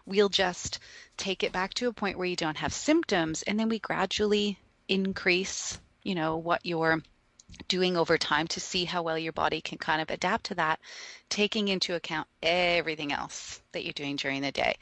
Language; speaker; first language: English; native; English